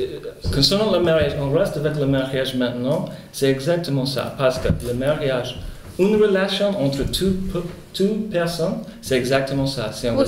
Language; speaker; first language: French; non-native, fluent; Spanish